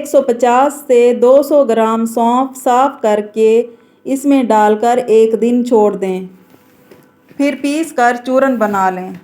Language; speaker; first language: Urdu; native; Urdu